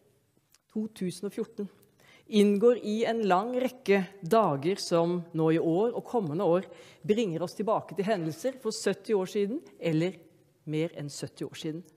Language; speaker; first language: Norwegian; native; Norwegian